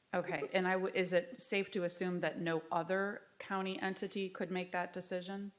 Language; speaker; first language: English; native; English